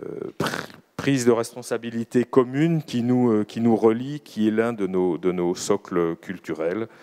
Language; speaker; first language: French; native; French